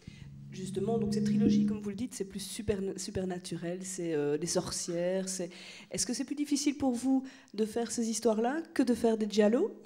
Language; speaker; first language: French; native; French